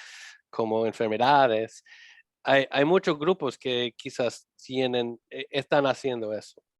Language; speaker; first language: Spanish; non-native, learner; English